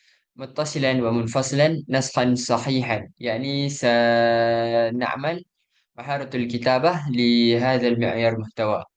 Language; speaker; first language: Arabic; non-native, learner; Malay